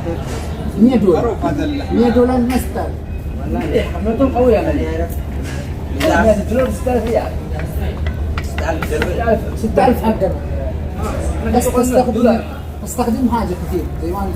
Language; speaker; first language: Arabic; native; Arabic